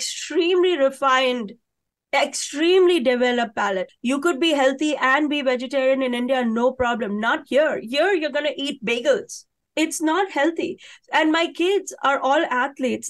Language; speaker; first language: English; non-native, local second language; Hindi